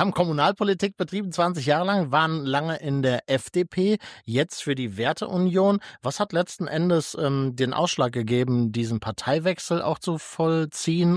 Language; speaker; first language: German; native; German